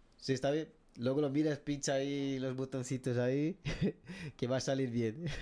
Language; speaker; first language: Spanish; non-native, fluent; Portuguese